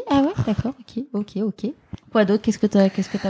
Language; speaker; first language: French; native; French